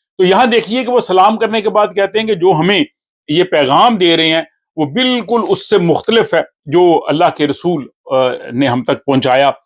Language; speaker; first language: Urdu; native; Urdu